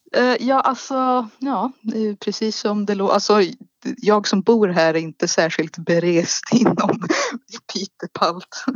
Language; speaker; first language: Swedish; native; Swedish